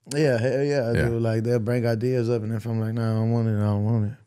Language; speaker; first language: English; native; English